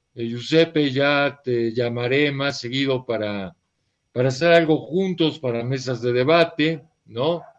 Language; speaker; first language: Spanish; native; Spanish